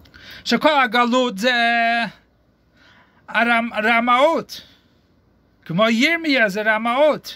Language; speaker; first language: Hebrew; non-native, fluent; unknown